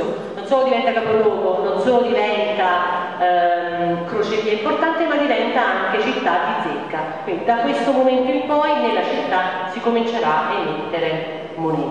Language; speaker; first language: Italian; native; Italian